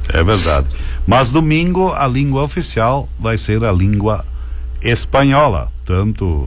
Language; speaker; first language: Portuguese; native; Portuguese